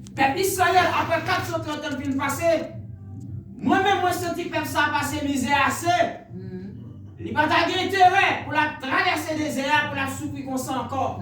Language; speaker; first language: French; non-native, local second language; Haitian Creole